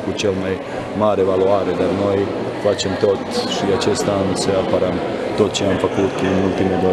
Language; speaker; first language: Romanian; non-native, learner; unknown